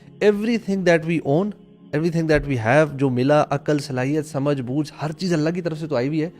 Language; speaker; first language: Urdu; native; Urdu